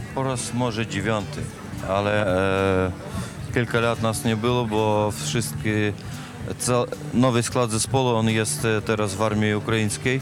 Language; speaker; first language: Polish; non-native, learner; Ukrainian